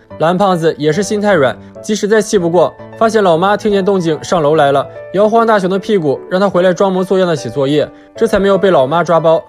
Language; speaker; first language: Chinese; native; Chinese